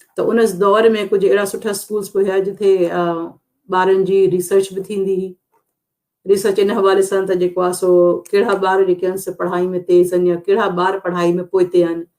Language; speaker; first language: Sindhi; non-native, local second language; Urdu